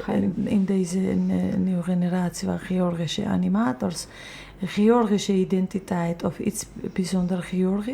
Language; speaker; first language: Dutch; non-native, fluent; Georgian